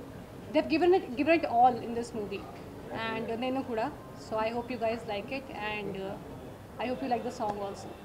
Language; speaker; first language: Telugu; non-native, learner; Hindi